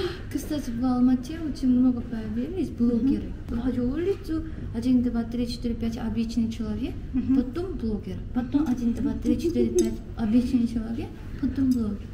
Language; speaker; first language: Russian; non-native, learner; Korean